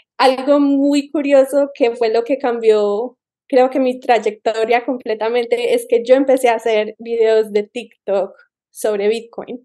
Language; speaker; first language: Spanish; early bilingual, heritage; Spanish